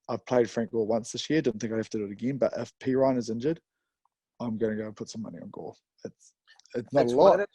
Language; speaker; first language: English; native; English